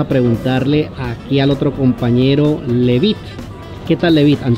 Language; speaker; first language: Spanish; native; Spanish